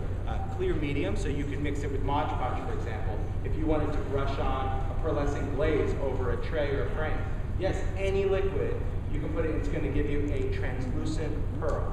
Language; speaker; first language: English; native; English